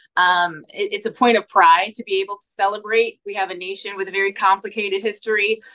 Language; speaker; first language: English; native; English